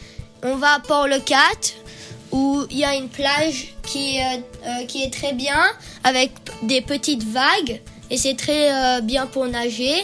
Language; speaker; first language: French; early bilingual, heritage; French